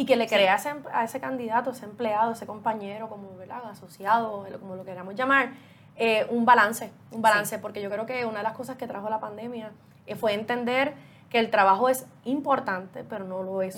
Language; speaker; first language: Spanish; native; Spanish